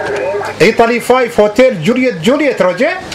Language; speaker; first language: English; non-native, learner; Arabic